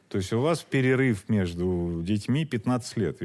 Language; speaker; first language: Russian; native; Russian